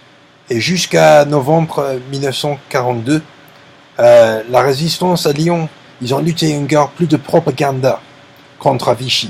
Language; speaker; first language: French; non-native, learner; English